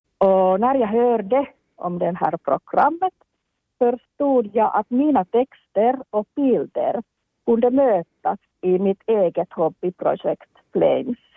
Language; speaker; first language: Swedish; non-native, local second language; Finnish